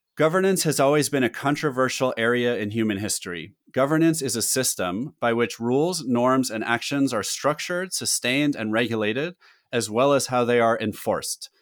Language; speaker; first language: English; native; English